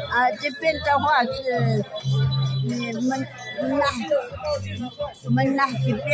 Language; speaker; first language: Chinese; non-native, local second language; Amis